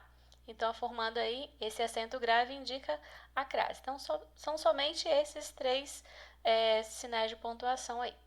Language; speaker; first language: Portuguese; native; Portuguese